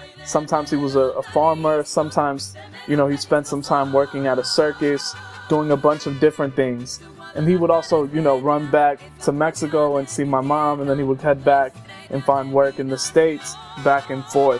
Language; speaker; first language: English; early bilingual, other home language; Spanish